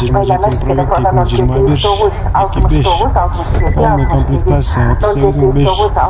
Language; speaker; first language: Russian; non-native, local second language; Kyrgyz